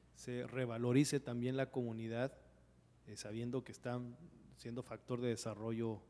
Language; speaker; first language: Spanish; non-native, fluent; Japanese